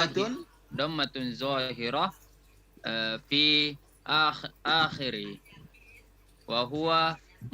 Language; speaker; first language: Arabic; non-native, learner; Indonesian